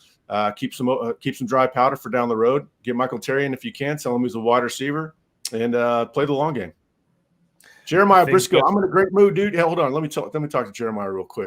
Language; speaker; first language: English; native; English